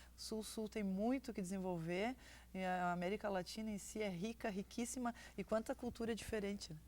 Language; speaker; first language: Portuguese; native; Portuguese